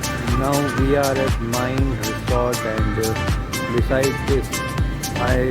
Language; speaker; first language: English; non-native, learner; Hindi